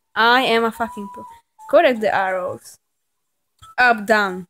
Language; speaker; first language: English; non-native, learner; Hungarian